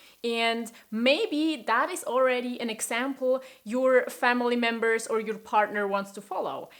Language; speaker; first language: English; non-native, fluent; German